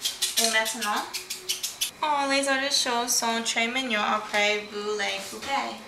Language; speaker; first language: French; non-native, learner; English